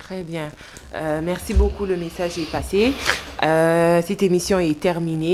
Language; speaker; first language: French; non-native, local second language; Lingala